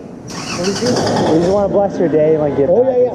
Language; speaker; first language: English; early bilingual, other home language; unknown